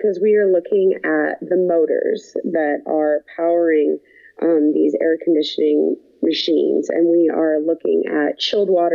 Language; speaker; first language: English; native; English